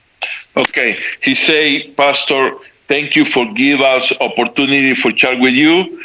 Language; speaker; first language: English; non-native, learner; Spanish